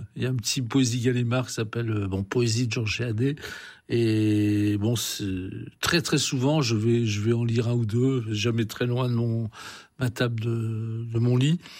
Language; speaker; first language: French; native; French